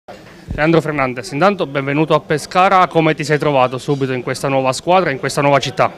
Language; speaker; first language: Italian; native; Italian